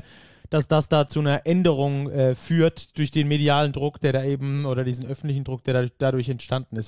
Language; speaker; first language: German; native; German